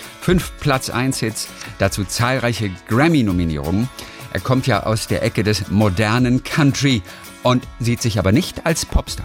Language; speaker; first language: German; native; German